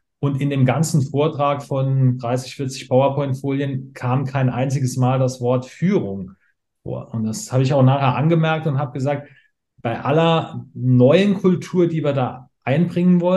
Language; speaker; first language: German; native; German